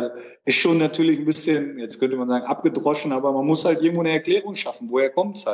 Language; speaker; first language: German; native; German